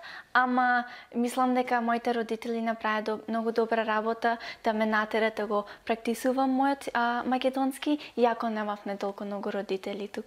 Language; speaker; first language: Macedonian; early bilingual, other home language; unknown